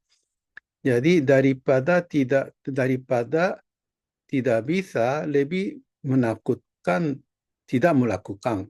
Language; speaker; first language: Indonesian; non-native, fluent; Japanese